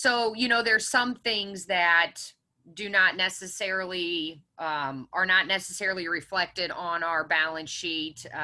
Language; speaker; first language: English; native; English